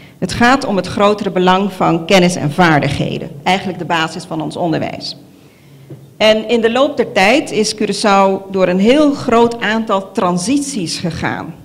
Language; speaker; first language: Dutch; non-native, local second language; Papiamento